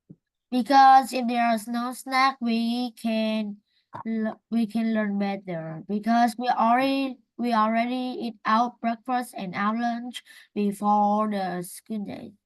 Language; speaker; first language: English; non-native, fluent; Vietnamese